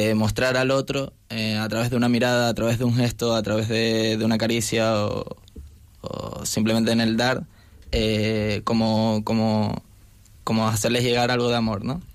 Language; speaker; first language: Spanish; native; Spanish